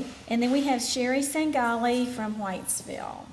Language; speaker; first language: English; native; English